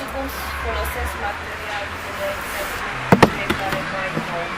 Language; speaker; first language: Romanian; non-native, local second language; Hungarian